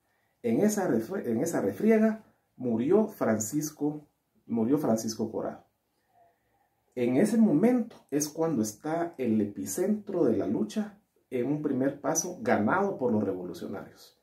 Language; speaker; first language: Spanish; native; Spanish